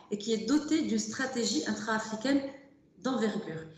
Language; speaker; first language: French; non-native, local second language; Arabic